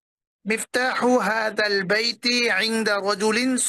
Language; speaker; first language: Arabic; non-native, learner; Bangla